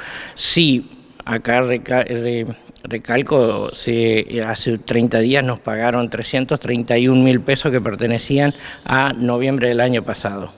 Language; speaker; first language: Spanish; native; Spanish